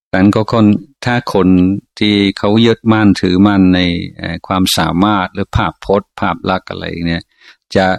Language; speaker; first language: Thai; non-native, fluent; English